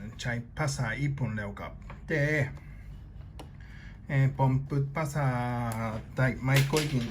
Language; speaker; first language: Thai; non-native, learner; Japanese